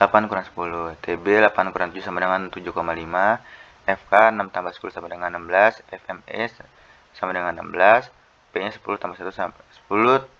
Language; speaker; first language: Indonesian; native; Indonesian